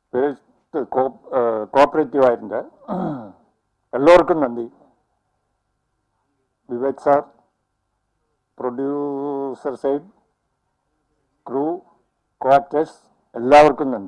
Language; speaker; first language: Tamil; non-native, fluent; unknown